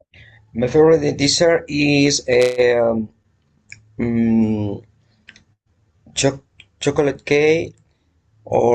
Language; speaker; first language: English; non-native, learner; Spanish